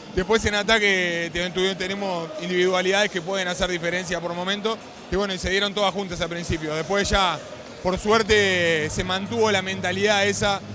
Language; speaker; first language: Spanish; native; Spanish